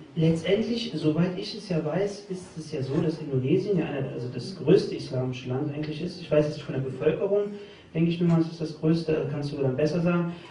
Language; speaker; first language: German; native; German